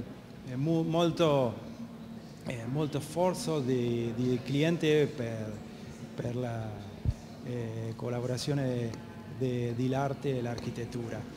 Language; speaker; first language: Italian; non-native, learner; Spanish